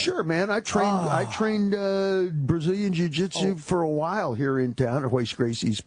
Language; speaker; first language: English; native; English